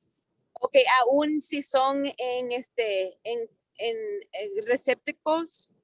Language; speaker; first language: Spanish; early bilingual, heritage; Spanish